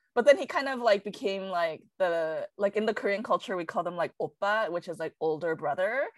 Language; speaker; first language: English; native; English